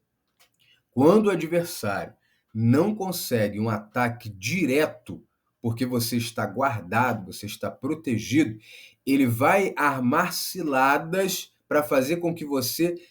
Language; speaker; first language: Portuguese; native; Portuguese